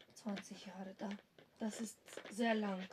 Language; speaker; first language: German; non-native, fluent; Macedonian